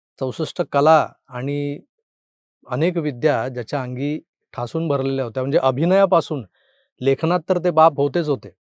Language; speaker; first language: Marathi; native; Marathi